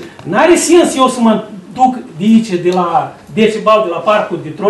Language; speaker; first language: Romanian; native; Romanian